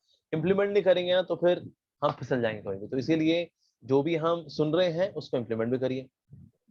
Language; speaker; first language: Hindi; native; Hindi